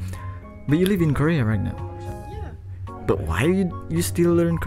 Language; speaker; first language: English; non-native, learner; Indonesian